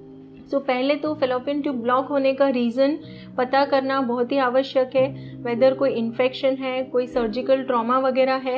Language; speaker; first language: Hindi; non-native, local second language; Gujarati